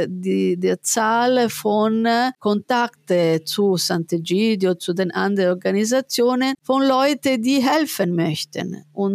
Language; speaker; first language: German; non-native, fluent; Italian